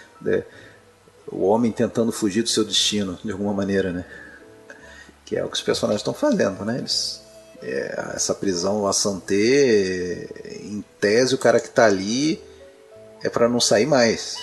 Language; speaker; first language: Portuguese; native; Portuguese